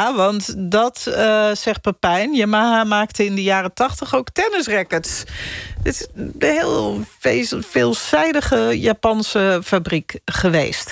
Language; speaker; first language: Dutch; native; Dutch